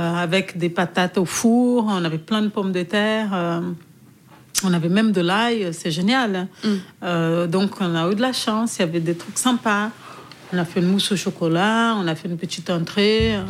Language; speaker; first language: French; non-native, fluent; Portuguese